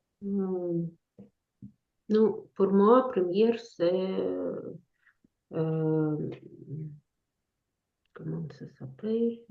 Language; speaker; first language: French; non-native, learner; Ukrainian